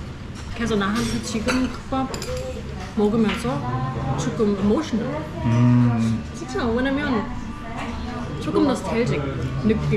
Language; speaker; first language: Korean; non-native, fluent; German